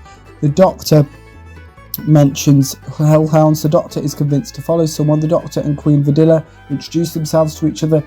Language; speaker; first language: English; native; English